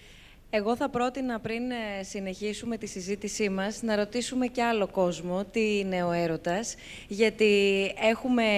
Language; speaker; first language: Greek; native; Greek